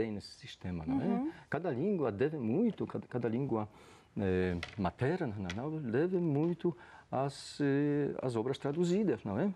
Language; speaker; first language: Portuguese; non-native, fluent; Polish